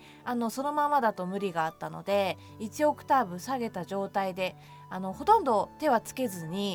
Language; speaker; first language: Japanese; native; Japanese